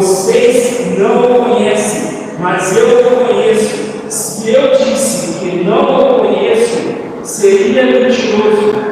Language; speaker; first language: Portuguese; native; Portuguese